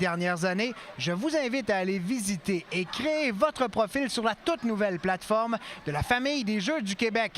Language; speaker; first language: French; native; French